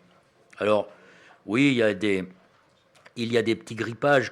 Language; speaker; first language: French; native; French